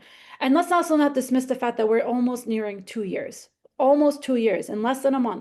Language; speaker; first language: English; native; English